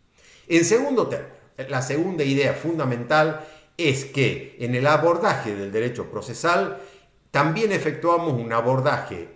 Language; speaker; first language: Spanish; native; Spanish